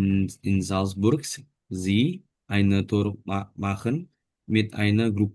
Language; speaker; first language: German; non-native, learner; Indonesian